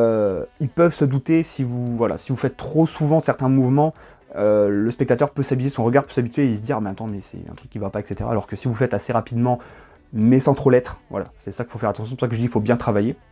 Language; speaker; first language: French; native; French